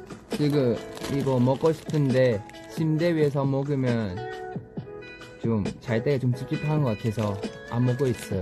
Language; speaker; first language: Korean; non-native, fluent; Thai